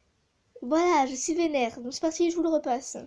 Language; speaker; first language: French; native; French